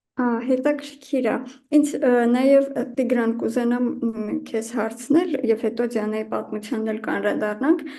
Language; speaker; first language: Armenian; native; Armenian